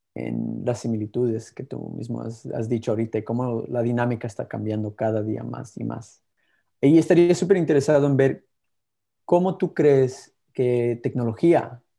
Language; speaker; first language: Spanish; early bilingual, heritage; Spanish